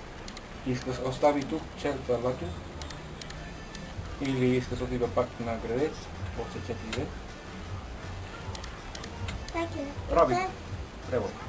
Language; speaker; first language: Bulgarian; non-native, learner; Finnish